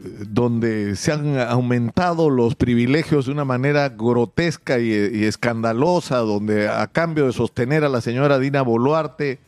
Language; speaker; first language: Spanish; native; Spanish